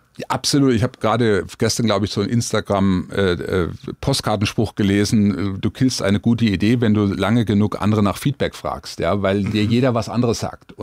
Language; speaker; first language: German; native; German